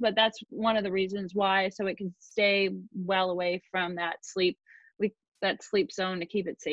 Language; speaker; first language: English; native; English